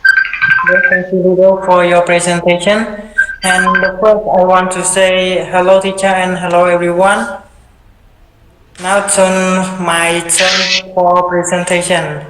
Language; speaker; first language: English; non-native, learner; Khmer